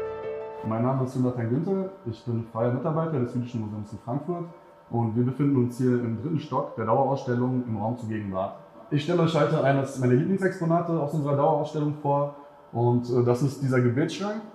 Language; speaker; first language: German; native; German